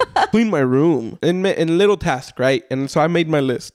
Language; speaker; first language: English; early bilingual, other home language; Spanish